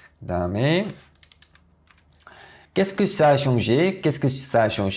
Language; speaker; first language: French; non-native, fluent; Korean